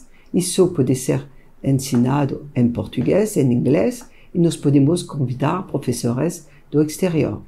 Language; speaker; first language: Portuguese; non-native, fluent; French